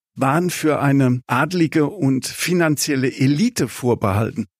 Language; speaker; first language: German; native; German